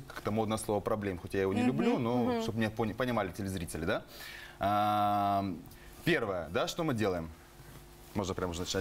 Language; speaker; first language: Russian; native; Russian